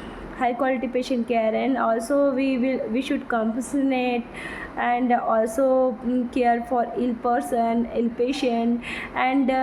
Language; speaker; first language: English; non-native, learner; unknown